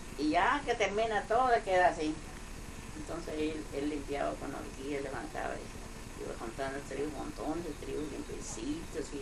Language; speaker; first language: Spanish; non-native, local second language; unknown